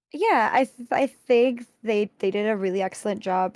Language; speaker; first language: English; native; English